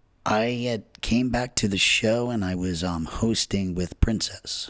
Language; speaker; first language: English; native; English